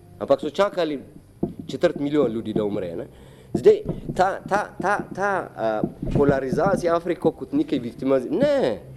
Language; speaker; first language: Slovenian; non-native, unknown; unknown